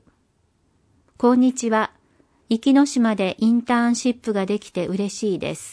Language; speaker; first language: Japanese; native; Japanese